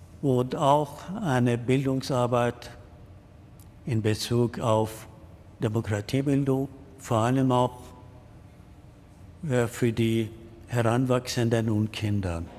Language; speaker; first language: German; non-native, fluent; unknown